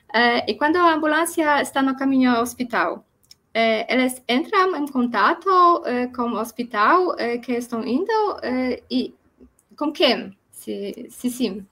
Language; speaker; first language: Portuguese; non-native, learner; Polish